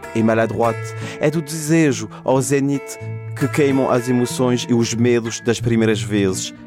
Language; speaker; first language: French; non-native, fluent; Portuguese